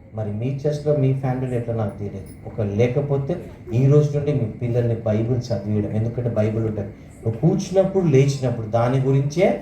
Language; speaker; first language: Telugu; non-native, local second language; Marathi